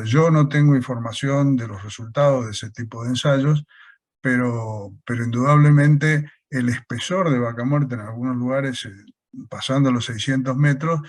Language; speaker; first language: Spanish; native; Spanish